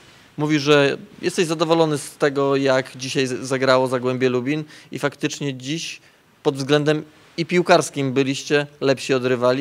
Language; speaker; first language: Polish; native; Polish